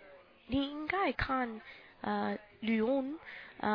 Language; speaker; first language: Chinese; non-native, learner; English